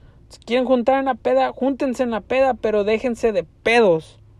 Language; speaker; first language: Spanish; early bilingual, heritage; Spanish